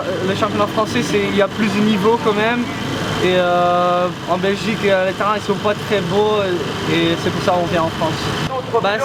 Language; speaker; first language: French; non-native, local second language; Dutch